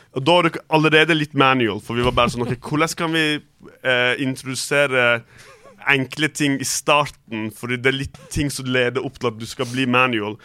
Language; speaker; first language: Norwegian; early bilingual, other home language; Turkish